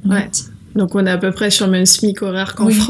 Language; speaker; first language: French; native; French